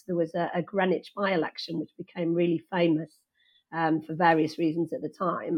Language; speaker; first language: English; native; English